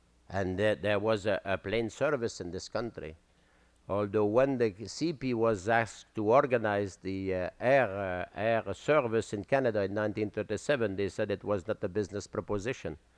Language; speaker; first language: English; non-native, fluent; French